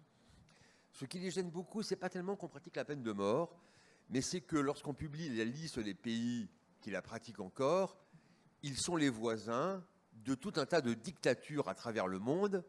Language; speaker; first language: French; native; French